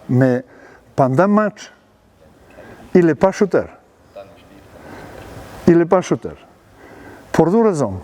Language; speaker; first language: French; non-native, learner; Serbian